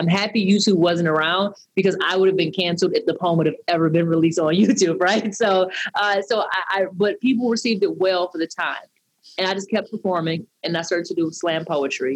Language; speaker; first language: English; native; English